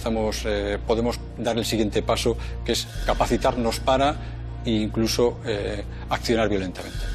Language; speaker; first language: Spanish; native; Spanish